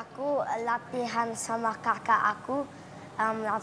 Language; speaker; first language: Indonesian; early bilingual, heritage; English